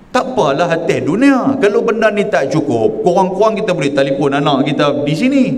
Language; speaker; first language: Malay; native; Malay